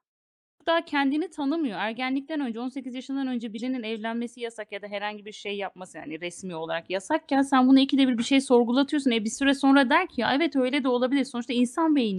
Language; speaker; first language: Turkish; native; Turkish